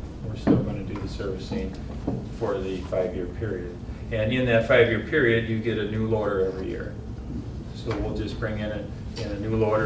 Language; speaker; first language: English; native; English